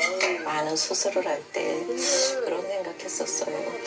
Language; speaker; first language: Korean; native; Korean